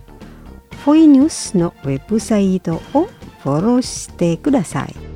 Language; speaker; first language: Japanese; non-native, fluent; Indonesian